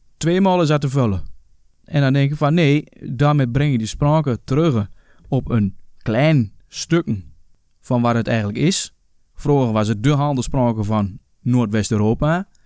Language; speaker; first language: Dutch; native; Dutch